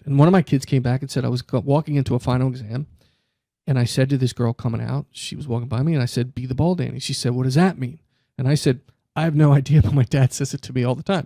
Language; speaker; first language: English; native; English